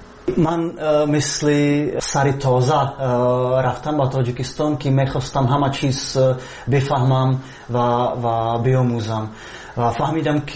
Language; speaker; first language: Persian; non-native, fluent; Slovak